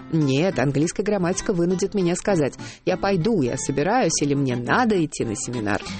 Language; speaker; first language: Russian; native; Russian